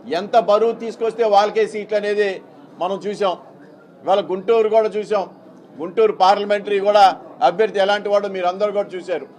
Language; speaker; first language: Telugu; native; Telugu